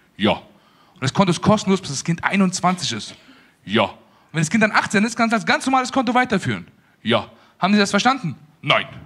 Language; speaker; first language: German; early bilingual, other home language; Persian